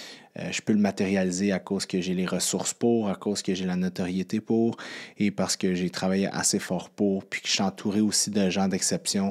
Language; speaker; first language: French; native; French